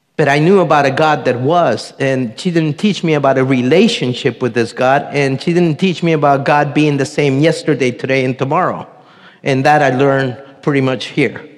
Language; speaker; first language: English; early bilingual, other home language; Spanish